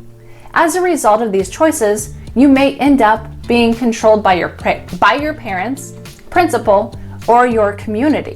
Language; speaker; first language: English; native; English